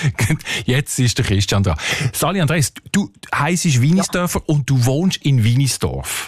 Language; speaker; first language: German; native; German